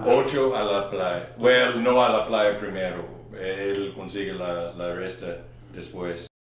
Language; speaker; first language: Spanish; non-native, learner; English